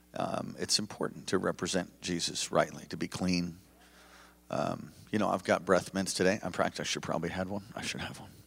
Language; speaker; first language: English; native; English